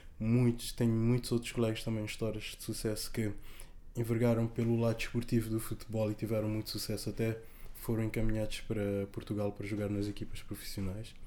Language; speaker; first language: Portuguese; non-native, local second language; Kabuverdianu